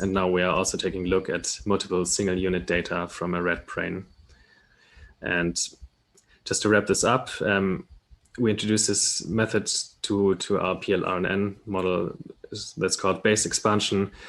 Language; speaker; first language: English; non-native, fluent; German